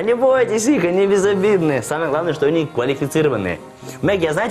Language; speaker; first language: Russian; native; Russian